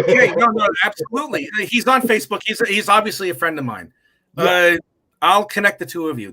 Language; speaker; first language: English; native; English